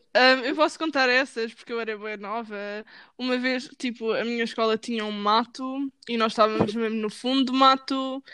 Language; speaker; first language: Portuguese; early bilingual, heritage; Portuguese